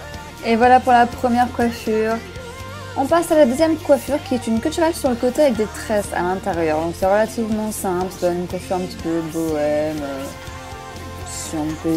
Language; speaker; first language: French; native; French